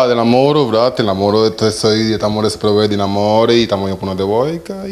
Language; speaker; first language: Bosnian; non-native, learner; Spanish